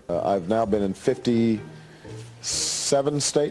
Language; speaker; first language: English; native; English